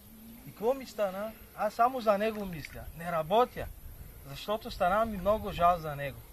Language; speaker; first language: Bulgarian; non-native, local second language; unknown